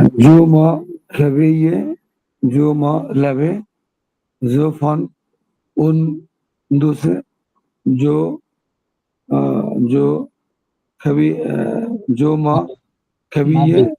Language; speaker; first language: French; non-native, learner; Bangla